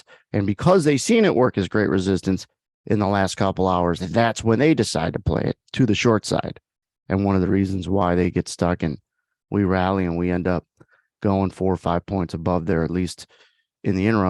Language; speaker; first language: English; native; English